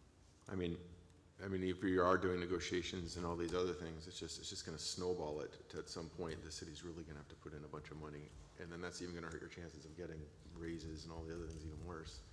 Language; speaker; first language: English; native; English